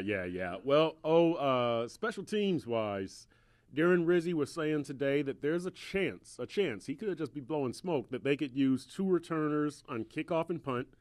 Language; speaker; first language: English; native; English